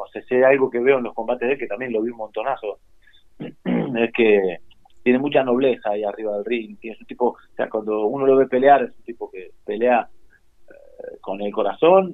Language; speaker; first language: Spanish; native; Spanish